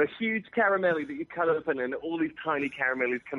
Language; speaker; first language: English; native; English